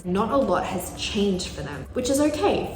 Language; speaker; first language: English; native; English